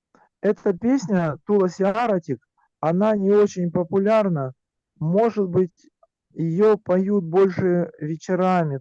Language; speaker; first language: Russian; native; Russian